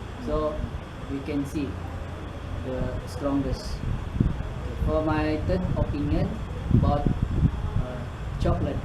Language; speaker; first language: English; non-native, learner; Malay